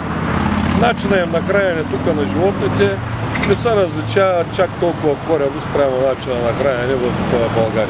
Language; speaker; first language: Bulgarian; native; Bulgarian